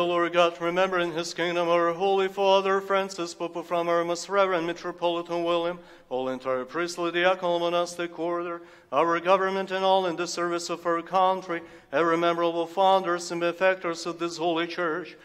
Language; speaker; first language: English; non-native, fluent; Ukrainian